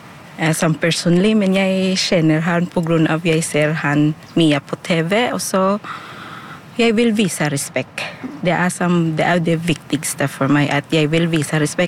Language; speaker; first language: Norwegian; non-native, local second language; Filipino